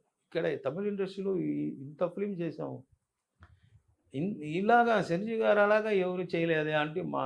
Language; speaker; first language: Telugu; non-native, local second language; Tamil